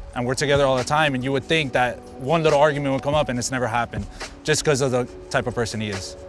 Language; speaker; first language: English; early bilingual, other home language; Spanish